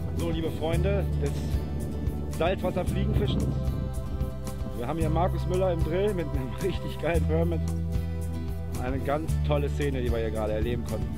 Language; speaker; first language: German; native; German